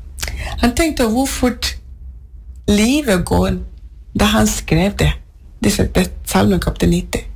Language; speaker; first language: Norwegian; non-native, fluent; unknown